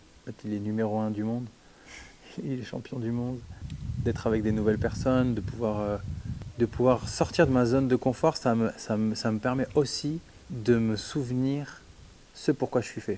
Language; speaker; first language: French; native; French